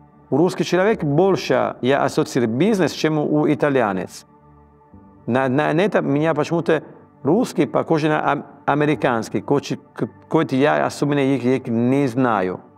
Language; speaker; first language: Russian; non-native, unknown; Italian